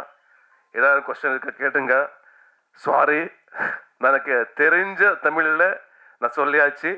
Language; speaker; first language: Tamil; non-native, learner; Kannada